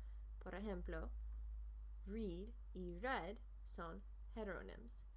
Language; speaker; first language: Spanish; non-native, fluent; English